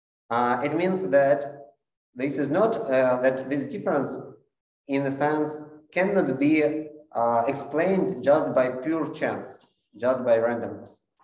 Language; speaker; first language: English; non-native, fluent; Russian